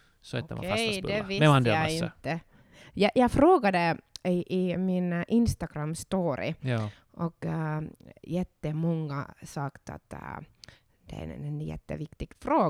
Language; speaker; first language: Swedish; non-native, local second language; Finnish